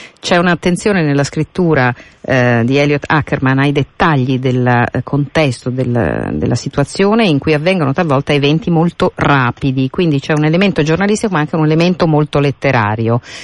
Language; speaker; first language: Italian; native; Italian